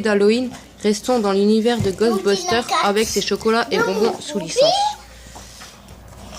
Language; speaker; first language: French; native; French